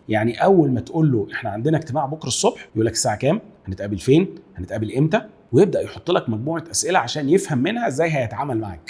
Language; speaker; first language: Arabic; native; Arabic